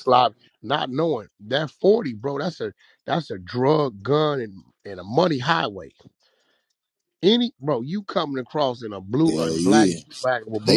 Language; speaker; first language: English; native; English